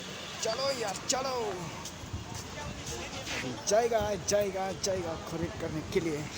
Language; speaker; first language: Hindi; non-native, local second language; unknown